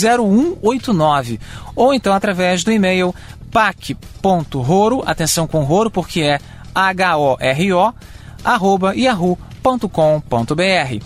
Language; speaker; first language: Portuguese; native; Portuguese